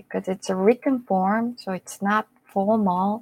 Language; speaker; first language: English; non-native, fluent; Korean